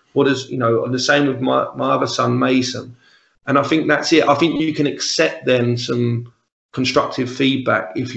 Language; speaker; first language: English; native; English